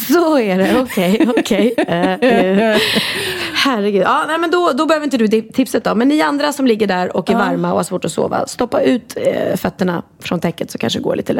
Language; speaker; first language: Swedish; native; Swedish